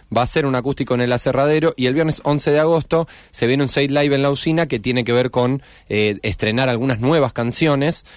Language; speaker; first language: Spanish; native; Spanish